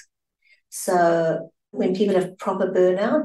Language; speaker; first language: English; native; English